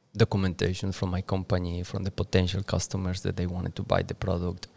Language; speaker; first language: English; non-native, fluent; Spanish